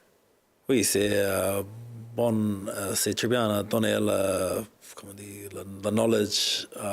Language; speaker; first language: French; non-native, learner; English